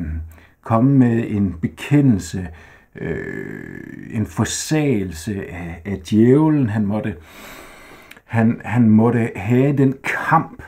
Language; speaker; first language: Danish; native; Danish